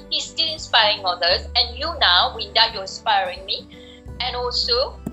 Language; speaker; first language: English; non-native, fluent; French